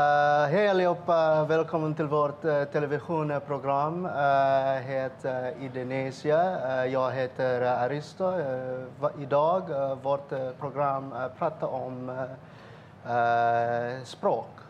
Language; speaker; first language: Swedish; non-native, learner; Indonesian